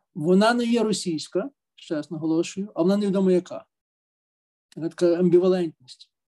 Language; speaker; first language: Ukrainian; native; Ukrainian